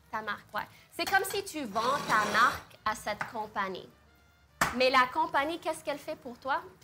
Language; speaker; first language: French; early bilingual, heritage; French